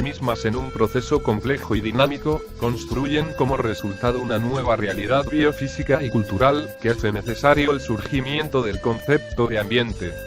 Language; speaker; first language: Spanish; native; Spanish